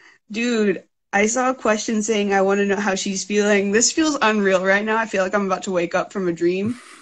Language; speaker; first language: English; native; English